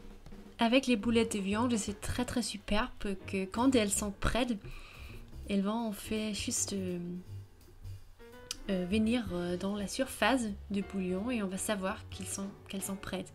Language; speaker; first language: French; non-native, fluent; Danish